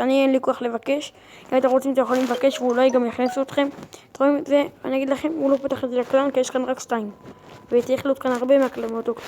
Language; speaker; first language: Hebrew; native; Hebrew